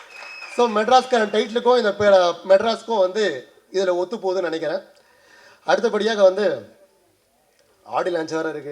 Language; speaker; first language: Tamil; native; Tamil